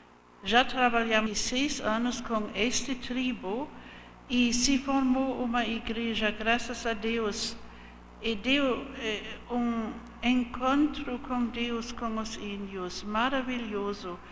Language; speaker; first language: Portuguese; non-native, fluent; German